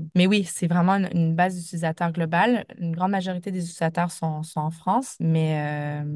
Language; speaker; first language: French; native; French